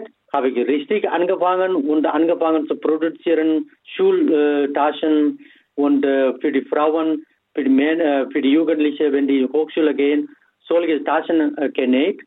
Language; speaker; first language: German; non-native, fluent; Tamil